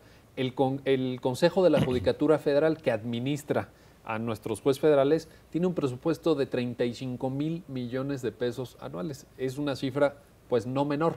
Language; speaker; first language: Spanish; native; Spanish